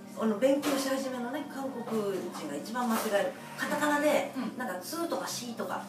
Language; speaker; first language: Japanese; native; Japanese